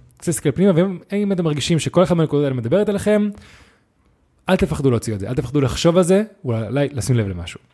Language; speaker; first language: Hebrew; native; Hebrew